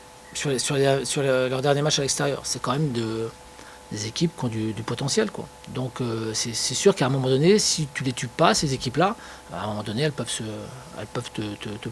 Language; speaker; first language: French; native; French